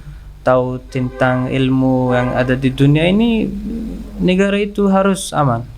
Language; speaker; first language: Indonesian; non-native, learner; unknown